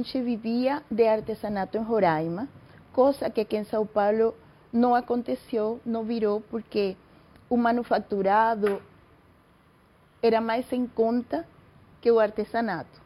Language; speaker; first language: Portuguese; non-native, fluent; Spanish